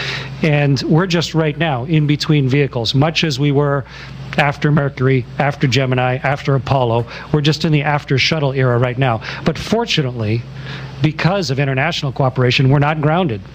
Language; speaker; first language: English; native; English